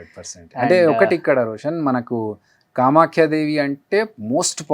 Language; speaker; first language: Telugu; native; Telugu